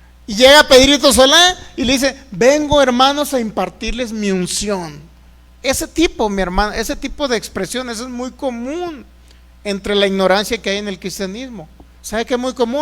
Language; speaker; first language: Spanish; native; Spanish